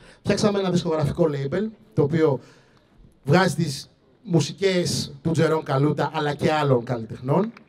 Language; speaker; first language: Greek; early bilingual, other home language; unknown